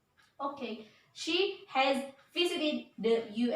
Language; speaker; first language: English; non-native, learner; Indonesian